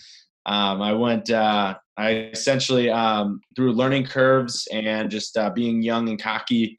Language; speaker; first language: English; native; English